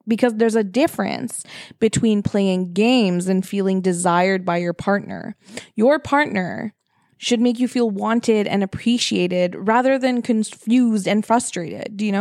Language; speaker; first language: English; early bilingual, other home language; Persian